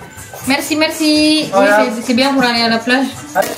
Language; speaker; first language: French; non-native, learner; Indonesian